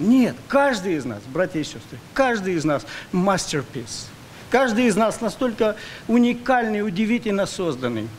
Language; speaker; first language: Russian; native; Russian